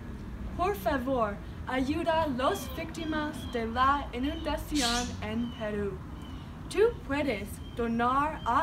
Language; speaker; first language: Spanish; non-native, learner; English